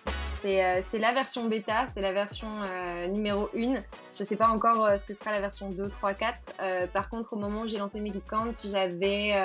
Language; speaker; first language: French; native; French